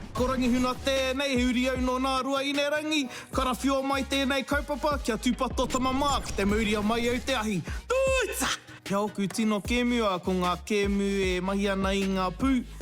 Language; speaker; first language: Māori; native; Māori